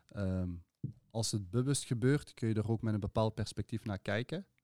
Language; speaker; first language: Dutch; early bilingual, other home language; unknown